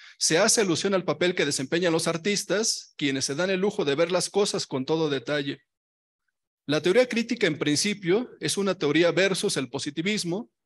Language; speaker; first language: Spanish; native; Spanish